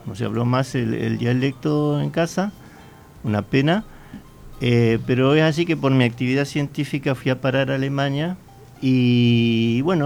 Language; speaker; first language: Spanish; native; Spanish